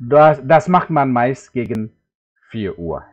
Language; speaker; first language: German; non-native, fluent; Indonesian